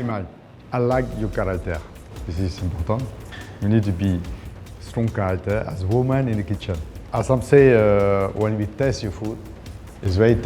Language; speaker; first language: English; non-native, fluent; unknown